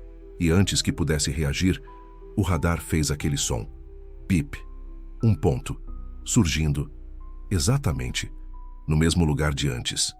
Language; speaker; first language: Portuguese; native; Portuguese